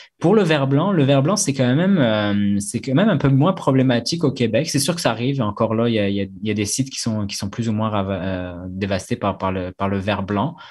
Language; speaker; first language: French; native; French